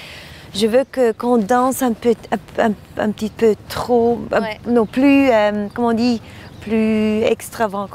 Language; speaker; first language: French; non-native, learner; German